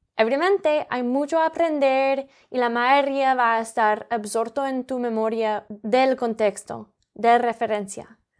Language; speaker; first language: Spanish; non-native, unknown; English